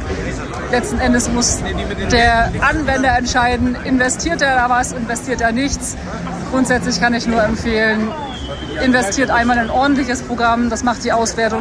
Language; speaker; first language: German; native; German